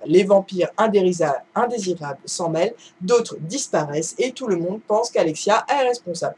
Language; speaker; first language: French; native; French